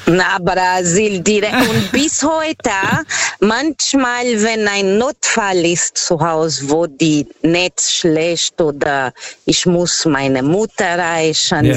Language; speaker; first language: German; non-native, learner; Portuguese